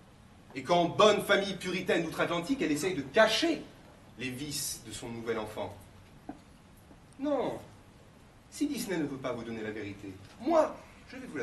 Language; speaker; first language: French; native; French